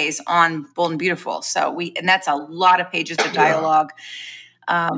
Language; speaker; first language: English; native; English